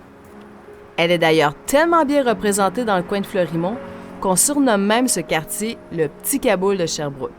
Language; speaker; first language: French; native; French